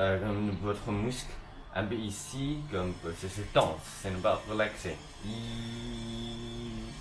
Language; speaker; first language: French; non-native, learner; Chinese